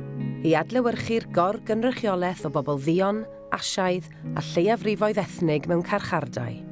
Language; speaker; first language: Welsh; native; Welsh